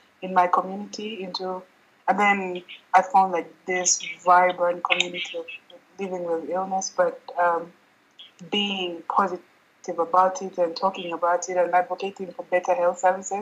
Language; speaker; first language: English; non-native, local second language; Kinyarwanda